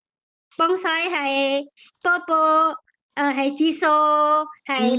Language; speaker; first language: Cantonese; non-native, learner; Indonesian